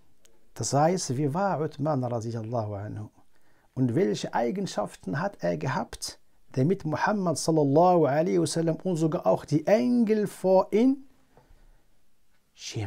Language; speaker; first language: German; non-native, fluent; Arabic